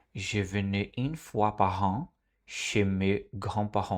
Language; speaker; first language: French; non-native, learner; Portuguese